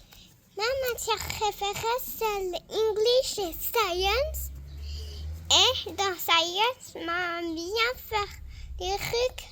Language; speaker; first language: French; early bilingual, heritage; French